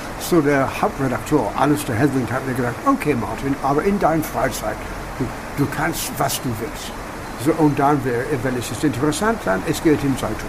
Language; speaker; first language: German; non-native, learner; English